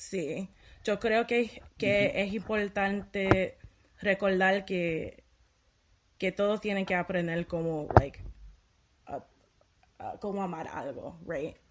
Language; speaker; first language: Spanish; early bilingual, heritage; Spanish